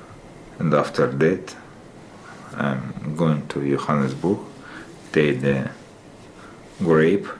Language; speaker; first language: English; non-native, learner; Russian